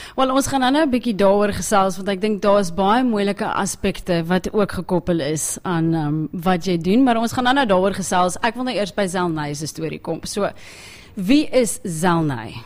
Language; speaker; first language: Afrikaans; native; Afrikaans